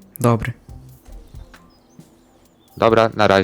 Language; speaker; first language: Polish; non-native, learner; Ukrainian